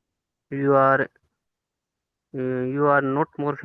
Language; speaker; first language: English; non-native, learner; Hindi